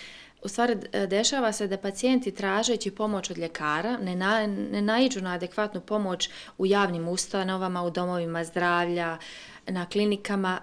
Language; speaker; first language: Serbian; native; Serbian